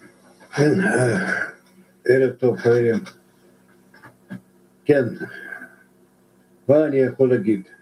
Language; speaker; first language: Hebrew; non-native, fluent; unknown